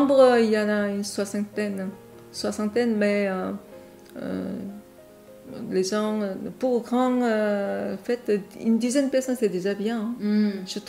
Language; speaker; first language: French; non-native, fluent; Korean